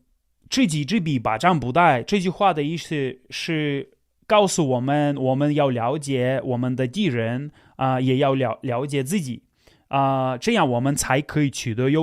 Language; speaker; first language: Chinese; non-native, fluent; Russian